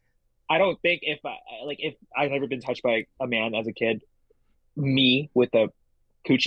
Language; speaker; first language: English; early bilingual, other home language; Indonesian